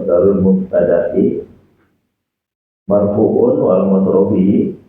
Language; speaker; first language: Arabic; non-native, learner; Indonesian